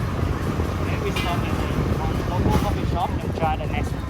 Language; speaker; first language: English; non-native, learner; Vietnamese